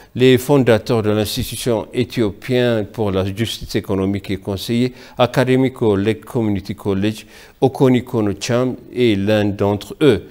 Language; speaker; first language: French; non-native, fluent; Amharic